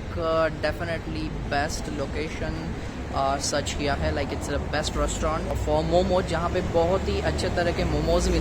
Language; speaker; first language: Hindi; non-native, local second language; Marathi